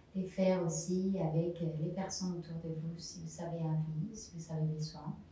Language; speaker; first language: French; non-native, fluent; Spanish